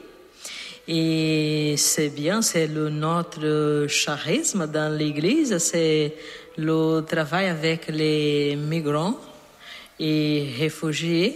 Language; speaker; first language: French; non-native, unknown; Portuguese